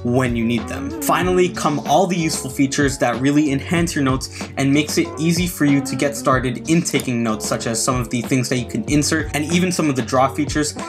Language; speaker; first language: English; native; English